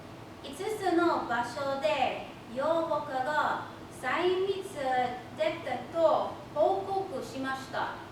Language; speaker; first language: Japanese; non-native, fluent; English